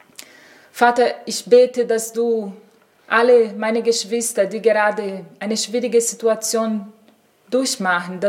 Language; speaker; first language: German; non-native, fluent; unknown